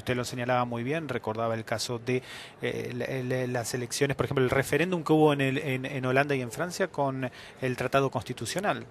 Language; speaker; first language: Spanish; native; Spanish